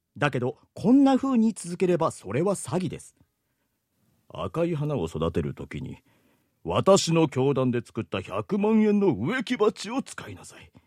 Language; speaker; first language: Japanese; native; Japanese